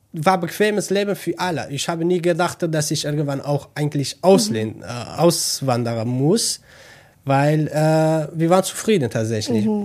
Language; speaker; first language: German; non-native, learner; Kurdish